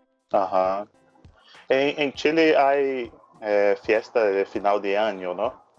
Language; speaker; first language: Spanish; non-native, learner; Portuguese